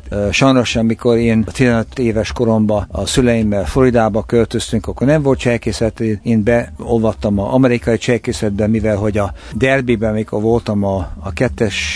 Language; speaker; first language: Hungarian; early bilingual, heritage; Hungarian